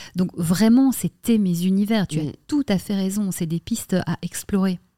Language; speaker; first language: French; native; French